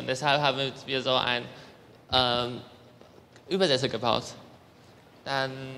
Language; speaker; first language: German; non-native, learner; Chinese